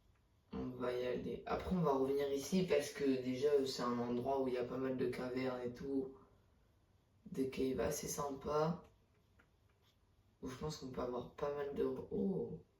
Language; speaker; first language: French; native; French